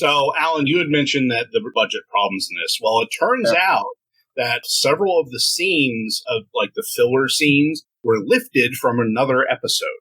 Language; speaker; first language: English; native; English